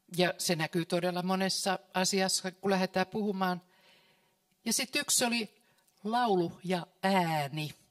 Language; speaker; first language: Finnish; native; Finnish